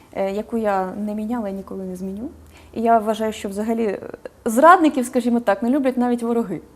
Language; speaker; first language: Ukrainian; native; Ukrainian